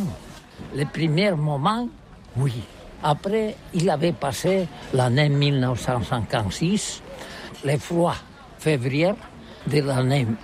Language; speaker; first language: French; non-native, learner; Catalan